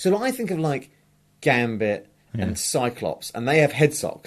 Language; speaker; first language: English; native; English